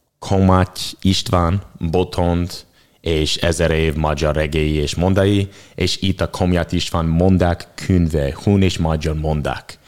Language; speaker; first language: Hungarian; non-native, learner; English